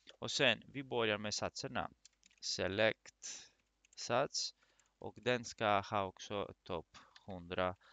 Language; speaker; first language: Swedish; non-native, fluent; Greek